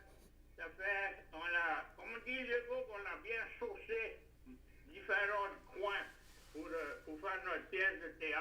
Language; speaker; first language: French; native; French